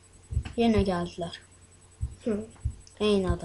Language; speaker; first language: Turkish; non-native, learner; Azerbaijani